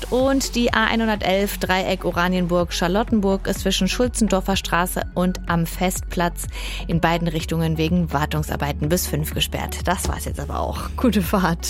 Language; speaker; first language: German; native; German